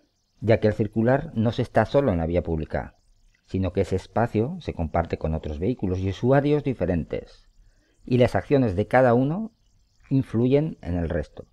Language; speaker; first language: Spanish; native; Spanish